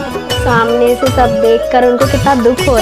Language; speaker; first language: Hindi; native; Hindi